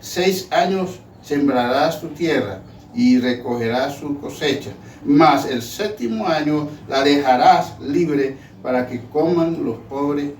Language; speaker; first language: Spanish; native; Spanish